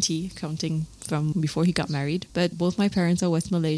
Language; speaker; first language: English; native; English